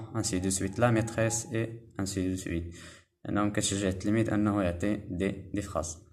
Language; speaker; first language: French; non-native, local second language; Arabic